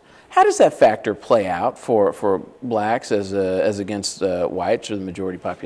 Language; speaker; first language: English; native; English